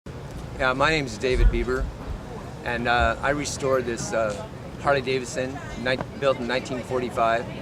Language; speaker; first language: English; native; English